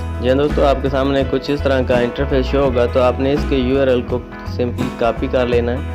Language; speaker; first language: Urdu; non-native, local second language; Punjabi